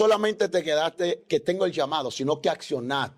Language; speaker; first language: Spanish; native; Spanish